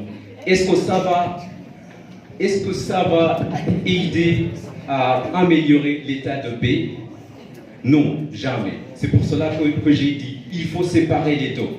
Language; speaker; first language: French; non-native, fluent; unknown